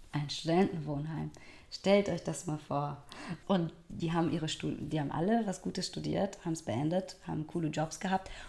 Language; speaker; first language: German; early bilingual, other home language; Persian